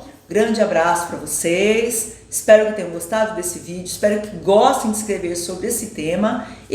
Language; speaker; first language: Portuguese; native; Portuguese